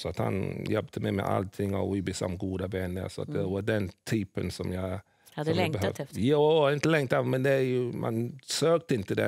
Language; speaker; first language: Swedish; early bilingual, other home language; English